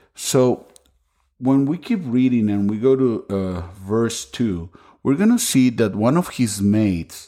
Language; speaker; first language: English; non-native, fluent; Spanish